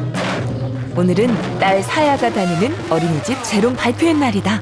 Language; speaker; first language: Korean; native; Korean